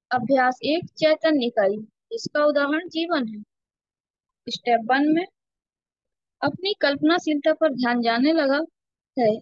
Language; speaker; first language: Hindi; native; Hindi